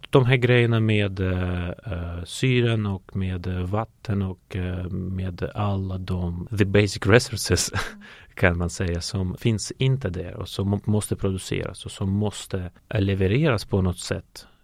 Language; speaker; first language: Swedish; non-native, fluent; Russian